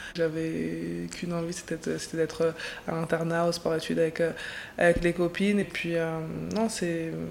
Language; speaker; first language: French; native; French